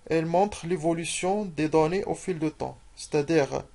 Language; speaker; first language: French; non-native, local second language; Arabic